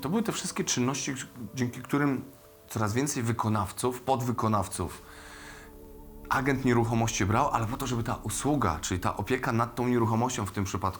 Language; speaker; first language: Polish; native; Polish